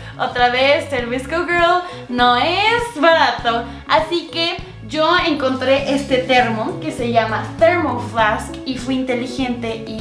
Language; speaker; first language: Spanish; native; Spanish